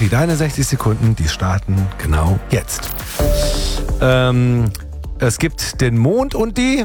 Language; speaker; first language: German; native; German